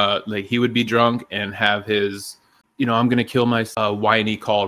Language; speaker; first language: English; native; English